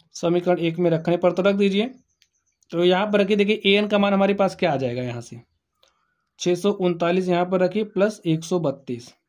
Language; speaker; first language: Hindi; native; Hindi